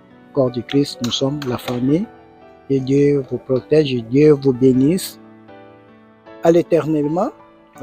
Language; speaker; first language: French; non-native, learner; Portuguese